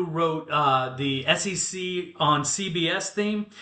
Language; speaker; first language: English; native; English